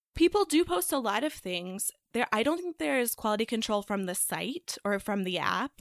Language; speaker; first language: English; native; English